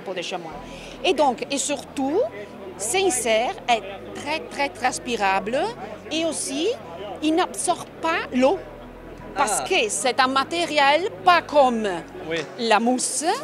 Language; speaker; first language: French; non-native, fluent; Italian